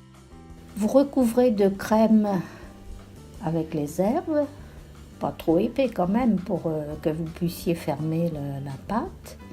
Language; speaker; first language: French; native; French